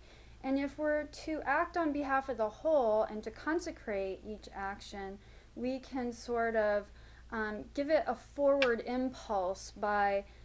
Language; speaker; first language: English; native; English